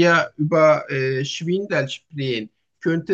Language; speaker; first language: German; non-native, learner; Turkish